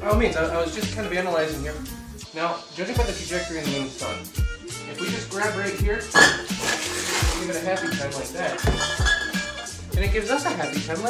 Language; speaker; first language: English; native; English